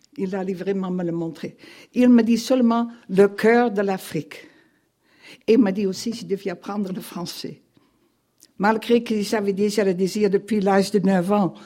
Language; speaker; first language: French; non-native, fluent; Dutch